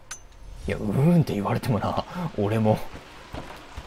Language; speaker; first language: Japanese; native; Japanese